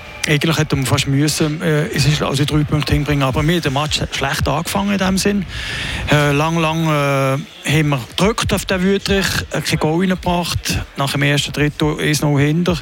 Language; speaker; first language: German; native; German